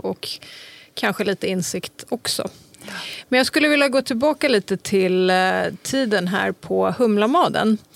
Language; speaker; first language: Swedish; native; Swedish